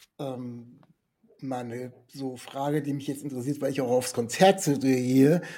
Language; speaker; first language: German; native; German